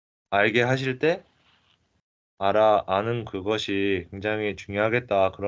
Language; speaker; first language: Korean; native; Korean